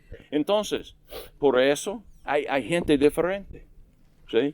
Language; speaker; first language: Spanish; non-native, learner; English